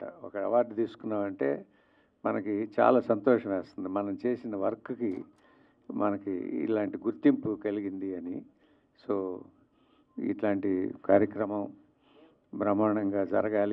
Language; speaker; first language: Telugu; native; Telugu